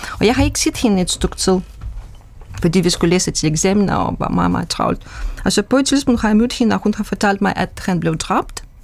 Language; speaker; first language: Danish; non-native, fluent; Russian